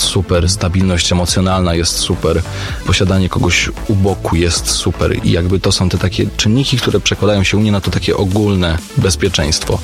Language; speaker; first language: Polish; native; Polish